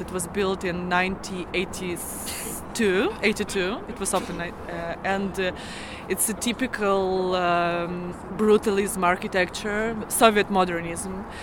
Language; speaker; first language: English; non-native, learner; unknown